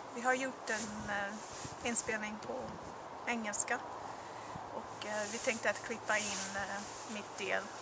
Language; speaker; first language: Swedish; non-native, learner; Arabic